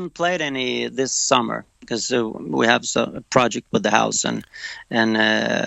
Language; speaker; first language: English; non-native, fluent; Swedish